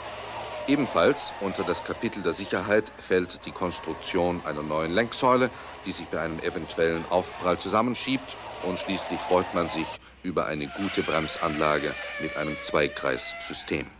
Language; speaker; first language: German; native; German